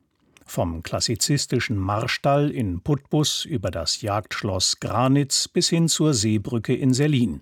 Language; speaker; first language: German; native; German